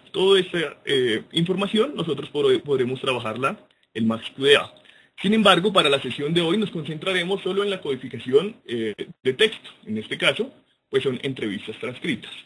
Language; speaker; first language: Spanish; native; Spanish